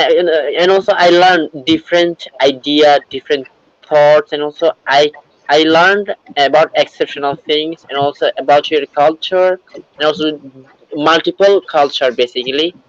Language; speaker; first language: English; non-native, learner; Bangla